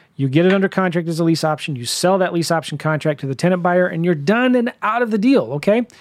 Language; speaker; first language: English; native; English